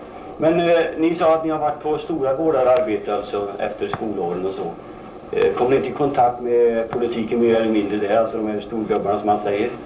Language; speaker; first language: Swedish; native; Swedish